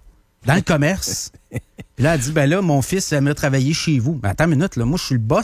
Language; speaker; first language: French; native; French